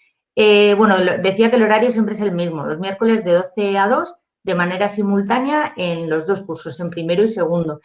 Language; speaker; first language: Spanish; native; Spanish